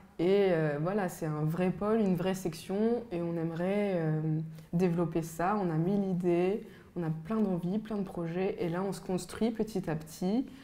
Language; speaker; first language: French; native; French